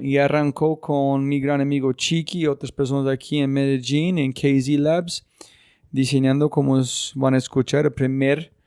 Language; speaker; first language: Spanish; non-native, fluent; English